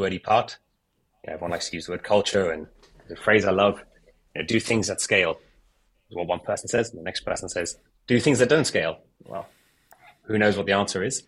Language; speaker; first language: English; native; English